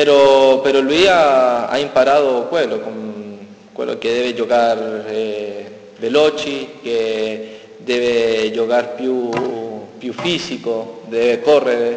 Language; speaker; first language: Italian; non-native, learner; Spanish